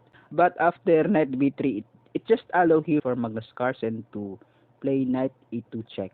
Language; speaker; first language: English; non-native, local second language; Filipino